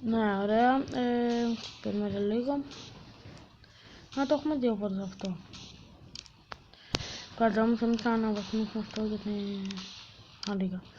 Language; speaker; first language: Greek; native; Greek